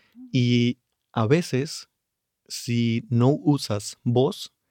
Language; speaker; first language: Spanish; native; Spanish